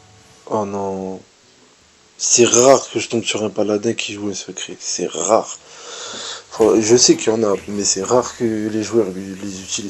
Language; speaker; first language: French; native; French